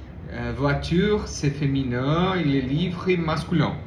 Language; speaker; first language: French; non-native, learner; Portuguese